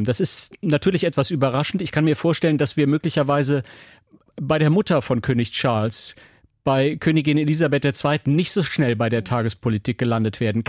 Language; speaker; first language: German; native; German